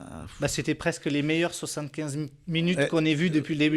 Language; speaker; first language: French; native; French